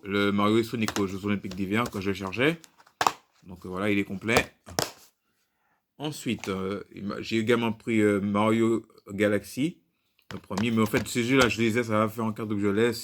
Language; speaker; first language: French; native; French